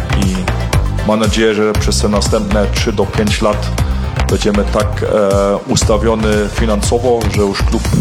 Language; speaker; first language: Polish; early bilingual, heritage; German